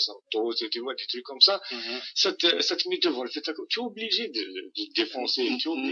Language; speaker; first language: French; non-native, local second language; Arabic